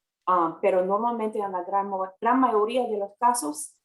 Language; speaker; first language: Spanish; non-native, fluent; English